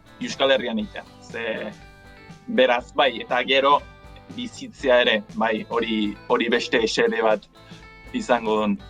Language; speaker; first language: Basque; non-native, fluent; English